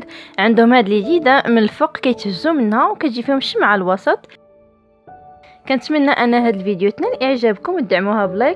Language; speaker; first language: Arabic; native; Arabic